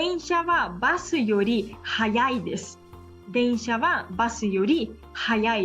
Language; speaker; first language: Japanese; non-native, fluent; Portuguese